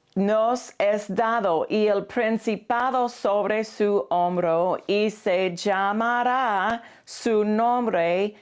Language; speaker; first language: Spanish; non-native, fluent; English